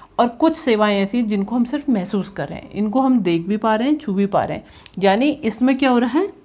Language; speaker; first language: Hindi; native; Hindi